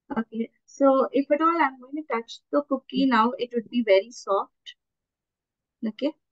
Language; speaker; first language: English; non-native, local second language; Tamil